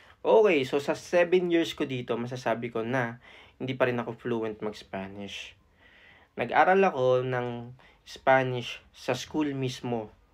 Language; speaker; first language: Filipino; native; Filipino